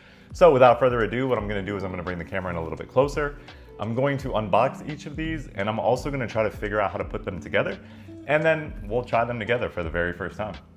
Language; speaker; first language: English; native; English